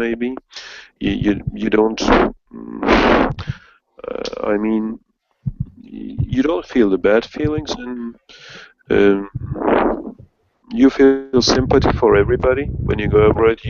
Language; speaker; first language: English; non-native, fluent; Turkish